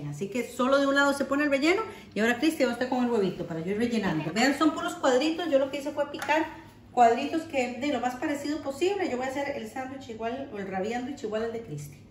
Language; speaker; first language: Spanish; native; Spanish